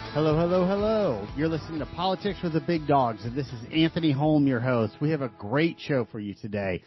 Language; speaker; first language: English; native; English